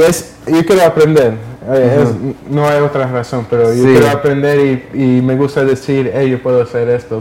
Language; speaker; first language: Spanish; early bilingual, heritage; English